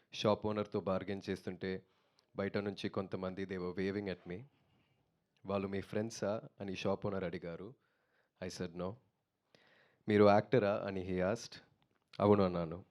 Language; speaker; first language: Telugu; non-native, learner; Tamil